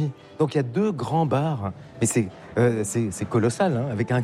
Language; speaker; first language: French; native; French